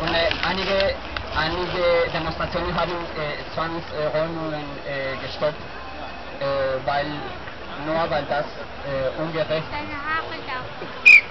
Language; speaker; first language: German; non-native, learner; Spanish